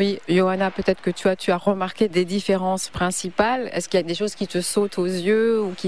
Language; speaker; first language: French; native; French